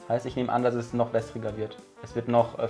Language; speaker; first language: German; native; German